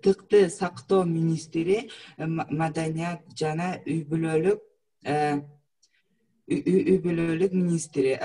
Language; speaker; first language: Kyrgyz; non-native, local second language; Russian